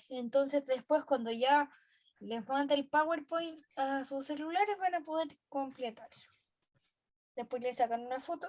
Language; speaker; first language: Spanish; native; Spanish